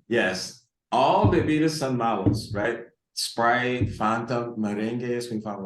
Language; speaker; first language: Spanish; non-native, learner; English